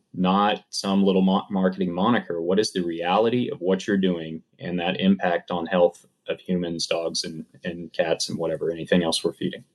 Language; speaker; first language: English; native; English